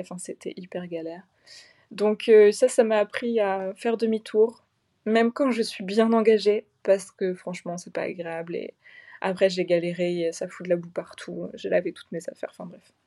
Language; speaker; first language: French; native; French